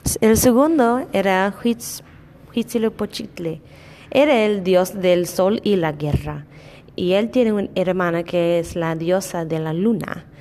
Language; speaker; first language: Spanish; non-native, learner; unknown